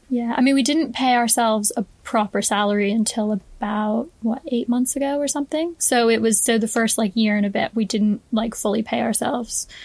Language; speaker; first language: English; native; English